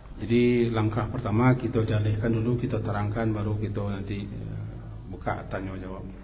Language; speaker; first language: Malay; non-native, local second language; Minangkabau